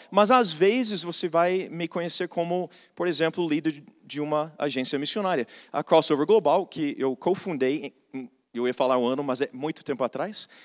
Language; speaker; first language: Portuguese; non-native, fluent; English